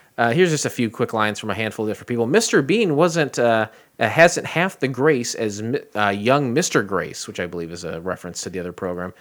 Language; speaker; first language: English; native; English